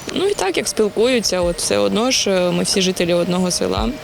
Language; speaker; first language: Ukrainian; native; Ukrainian